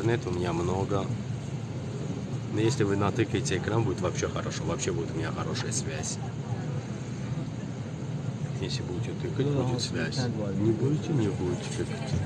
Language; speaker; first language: Russian; non-native, fluent; Azerbaijani